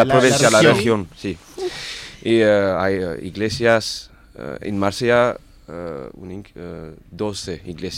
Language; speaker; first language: Spanish; non-native, learner; French